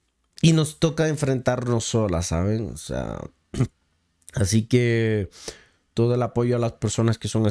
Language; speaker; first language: Spanish; native; Spanish